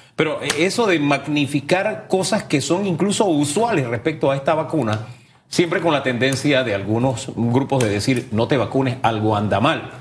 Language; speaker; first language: Spanish; native; Spanish